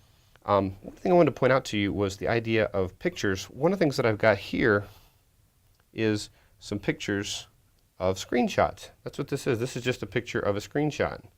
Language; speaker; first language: English; native; English